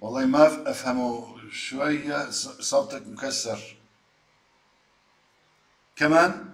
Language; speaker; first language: Arabic; non-native, fluent; Turkish